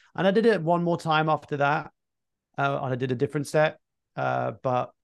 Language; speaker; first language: English; early bilingual, other home language; French